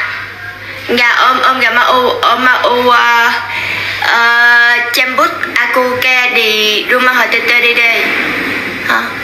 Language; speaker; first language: Indonesian; non-native, learner; Vietnamese